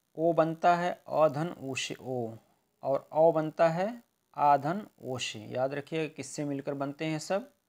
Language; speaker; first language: Hindi; native; Hindi